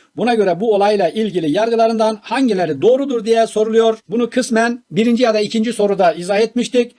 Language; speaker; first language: Turkish; native; Turkish